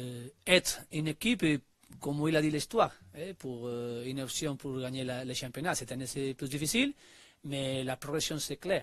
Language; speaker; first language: French; non-native, learner; Spanish